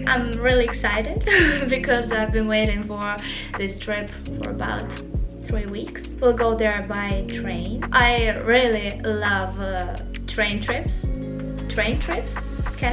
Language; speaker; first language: English; non-native, learner; Ukrainian